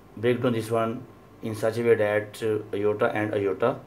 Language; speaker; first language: English; non-native, local second language; Urdu